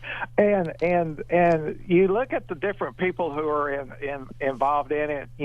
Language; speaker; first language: English; native; English